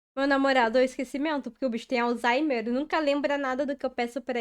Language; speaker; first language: Portuguese; native; Portuguese